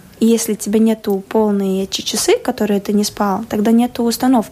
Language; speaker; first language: Russian; non-native, local second language; Latvian